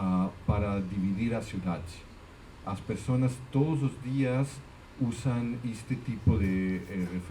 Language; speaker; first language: Portuguese; non-native, fluent; Spanish